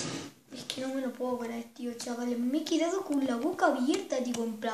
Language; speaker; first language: Spanish; native; Spanish